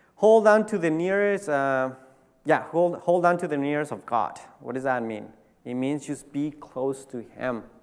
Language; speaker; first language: English; early bilingual, other home language; Spanish